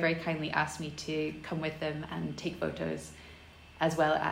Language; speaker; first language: English; native; English